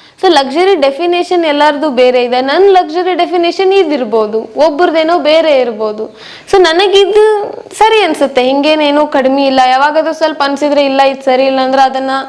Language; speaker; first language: Kannada; non-native, local second language; Marwari